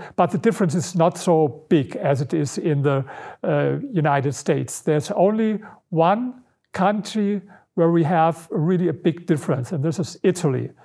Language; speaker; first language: English; non-native, fluent; German